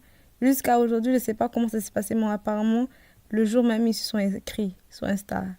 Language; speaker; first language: French; early bilingual, other home language; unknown